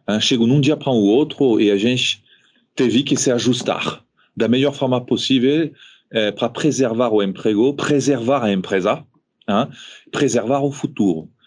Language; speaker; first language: Portuguese; non-native, fluent; French